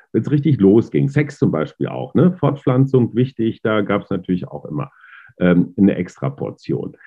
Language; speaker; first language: German; native; German